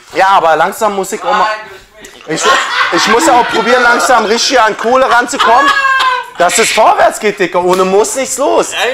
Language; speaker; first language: German; early bilingual, other home language; Turkish